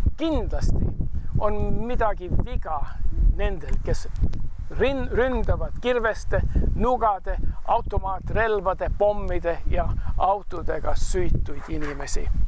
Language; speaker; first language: Estonian; early bilingual, heritage; Estonian